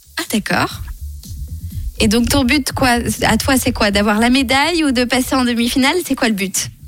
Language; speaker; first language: French; native; French